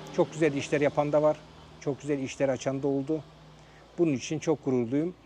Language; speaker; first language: Turkish; early bilingual, heritage; Turkish